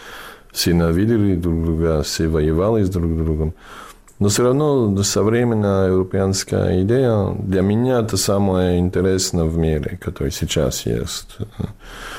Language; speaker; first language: Russian; non-native, fluent; English